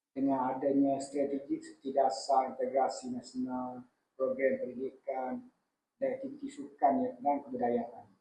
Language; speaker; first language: Malay; native; Malay